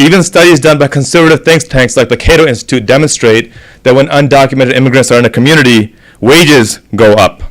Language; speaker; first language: English; native; English